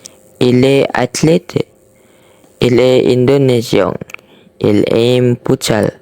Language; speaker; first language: French; non-native, learner; Indonesian